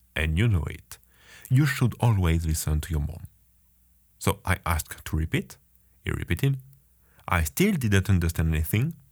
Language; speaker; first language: English; non-native, fluent; French